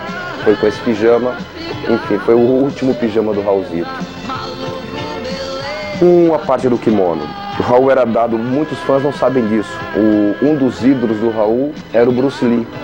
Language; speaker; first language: Portuguese; native; Portuguese